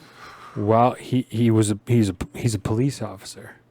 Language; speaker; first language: English; native; English